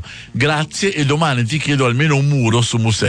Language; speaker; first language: Italian; native; Italian